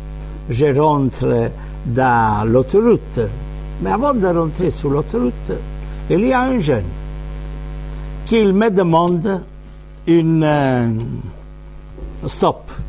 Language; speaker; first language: French; non-native, fluent; Italian